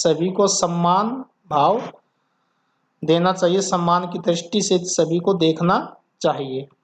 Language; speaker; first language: Hindi; native; Hindi